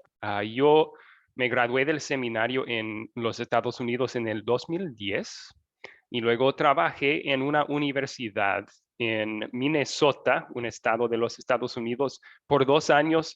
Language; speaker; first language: Spanish; non-native, fluent; English